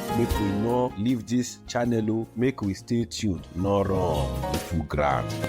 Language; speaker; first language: Nigerian Pidgin; non-native, local second language; Yoruba